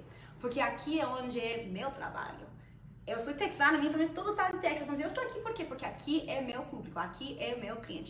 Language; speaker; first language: Portuguese; non-native, fluent; Spanish